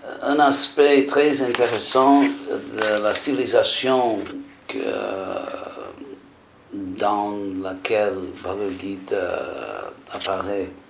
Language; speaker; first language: French; non-native, fluent; English